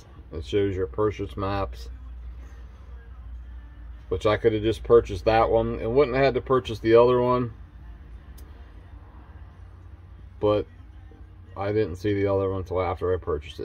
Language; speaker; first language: English; native; English